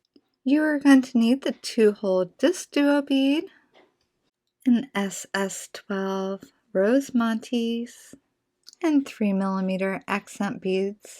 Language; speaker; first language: English; native; English